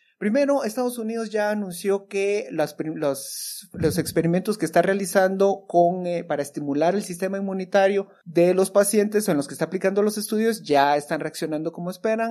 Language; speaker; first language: Spanish; native; Spanish